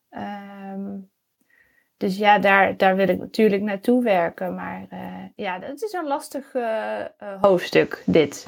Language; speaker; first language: Dutch; native; Dutch